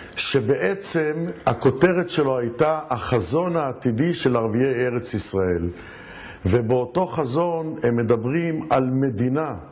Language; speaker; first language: Hebrew; native; Hebrew